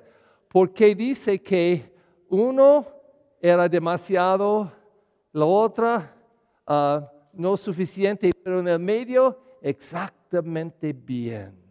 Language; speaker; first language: Spanish; non-native, learner; English